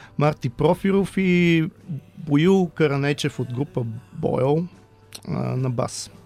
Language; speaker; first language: Bulgarian; early bilingual, heritage; Bulgarian